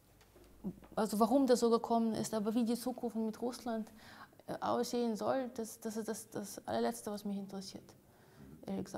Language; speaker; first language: German; non-native, fluent; Russian